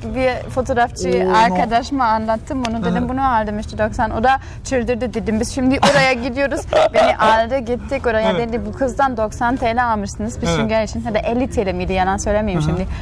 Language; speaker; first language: Turkish; non-native, fluent; German